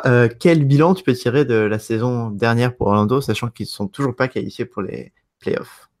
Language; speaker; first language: French; native; French